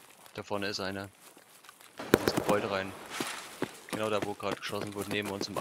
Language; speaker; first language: German; native; German